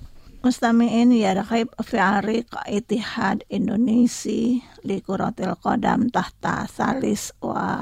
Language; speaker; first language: Arabic; non-native, fluent; Indonesian